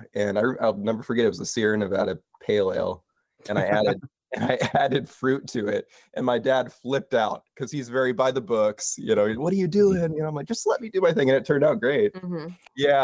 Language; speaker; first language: English; native; English